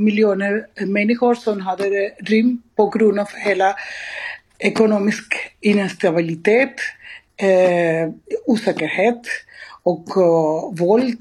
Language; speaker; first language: Swedish; non-native, fluent; Spanish